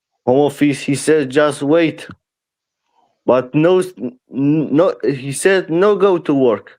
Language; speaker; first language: English; non-native, learner; Persian